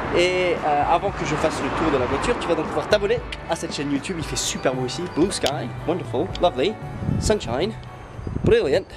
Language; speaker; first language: French; non-native, fluent; English